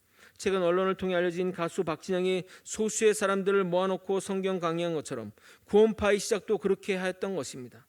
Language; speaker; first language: Korean; native; Korean